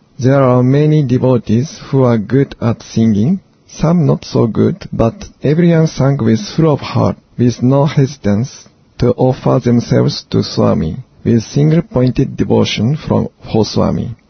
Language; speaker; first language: English; non-native, fluent; Japanese